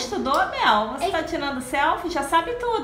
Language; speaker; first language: Portuguese; native; Portuguese